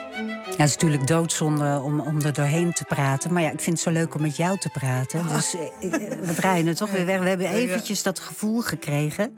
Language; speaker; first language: Dutch; native; Dutch